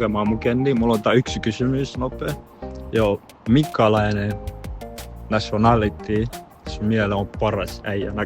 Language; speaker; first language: Finnish; non-native, learner; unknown